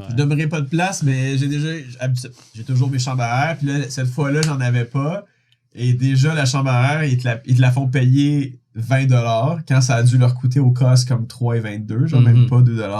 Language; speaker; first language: French; native; French